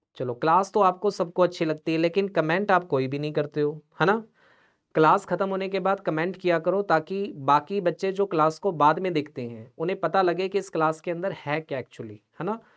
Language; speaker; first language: Hindi; non-native, local second language; Punjabi